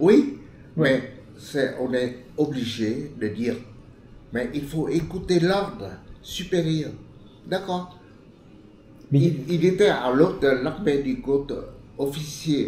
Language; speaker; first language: French; non-native, fluent; Vietnamese